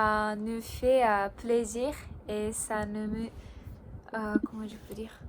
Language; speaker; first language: French; non-native, learner; Japanese